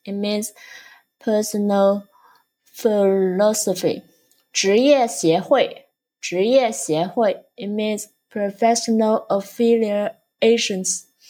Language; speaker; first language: English; non-native, fluent; Chinese